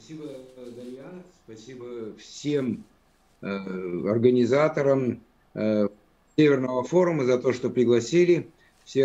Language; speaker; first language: Russian; native; Russian